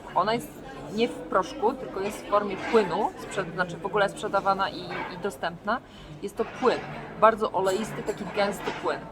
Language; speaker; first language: Polish; native; Polish